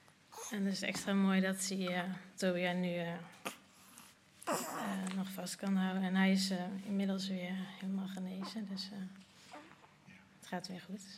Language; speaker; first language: Dutch; non-native, learner; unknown